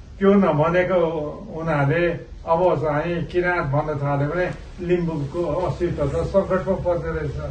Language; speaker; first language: Nepali; non-native, local second language; Limbu